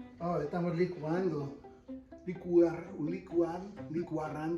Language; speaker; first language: Spanish; non-native, fluent; English